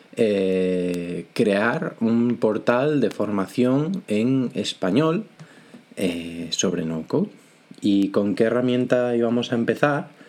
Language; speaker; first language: Spanish; native; Spanish